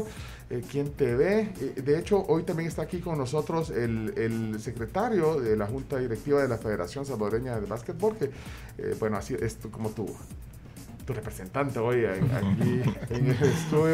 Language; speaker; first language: Spanish; native; Spanish